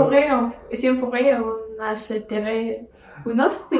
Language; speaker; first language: French; non-native, learner; Spanish